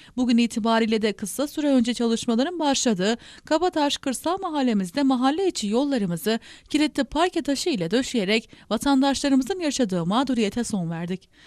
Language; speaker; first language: Turkish; native; Turkish